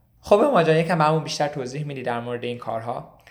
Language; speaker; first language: Persian; native; Persian